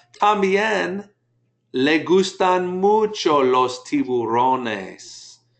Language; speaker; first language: Spanish; non-native, fluent; English